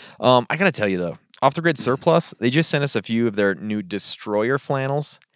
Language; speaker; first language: English; native; English